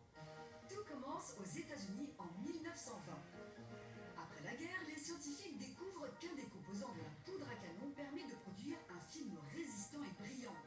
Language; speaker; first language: French; native; French